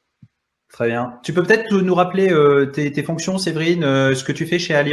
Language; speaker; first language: French; native; French